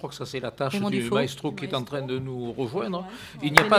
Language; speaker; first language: French; native; French